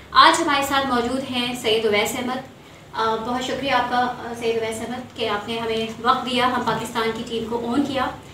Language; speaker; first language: Urdu; native; Urdu